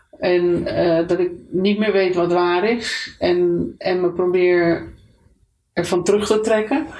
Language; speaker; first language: Dutch; native; Dutch